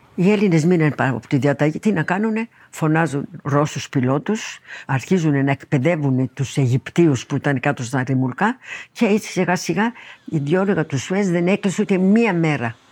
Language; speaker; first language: Greek; early bilingual, heritage; Greek